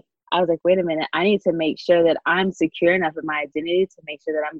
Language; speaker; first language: English; native; English